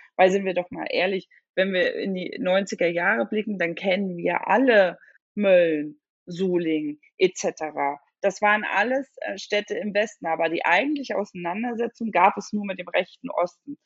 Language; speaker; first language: German; native; German